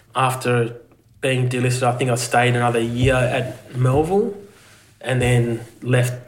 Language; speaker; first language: English; native; English